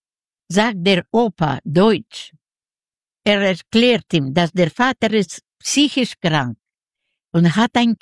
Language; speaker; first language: German; non-native, learner; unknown